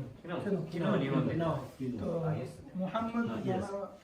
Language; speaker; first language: Japanese; non-native, learner; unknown